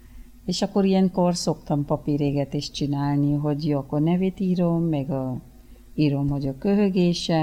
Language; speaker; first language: Hungarian; early bilingual, other home language; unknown